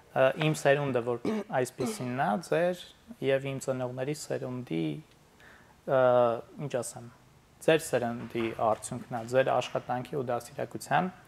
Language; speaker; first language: Armenian; native; Armenian